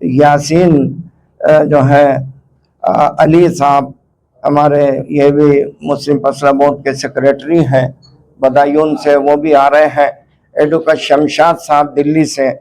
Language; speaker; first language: Urdu; native; Urdu